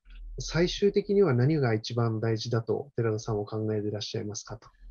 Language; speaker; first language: Japanese; native; Japanese